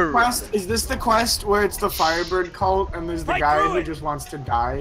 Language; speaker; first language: English; native; English